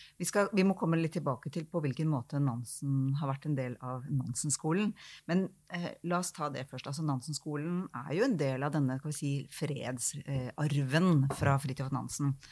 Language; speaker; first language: Norwegian; native; Norwegian